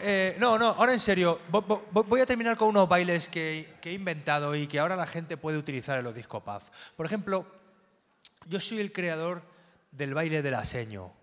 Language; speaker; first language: Spanish; native; Spanish